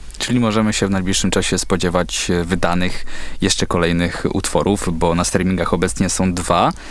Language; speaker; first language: Polish; native; Polish